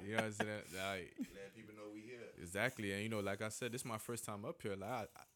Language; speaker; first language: English; native; English